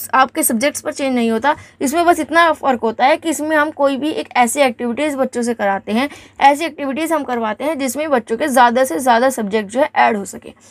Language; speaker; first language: Hindi; native; Hindi